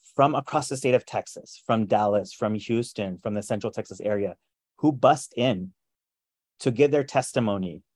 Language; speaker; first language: English; native; English